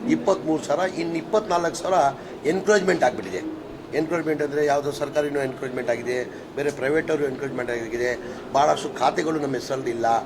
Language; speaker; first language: Kannada; non-native, local second language; Urdu